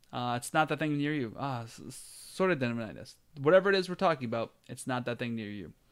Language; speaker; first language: English; native; English